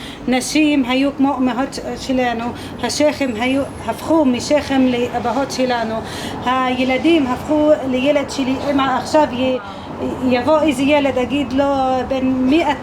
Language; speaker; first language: Hebrew; non-native, local second language; Arabic